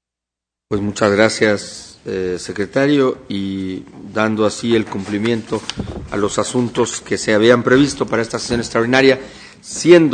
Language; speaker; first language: Spanish; native; Spanish